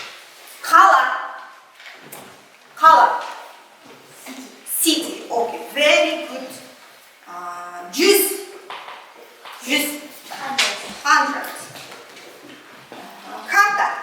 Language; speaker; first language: English; non-native, learner; Kazakh